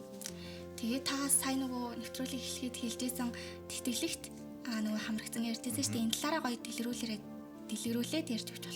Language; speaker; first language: Mongolian; native; Mongolian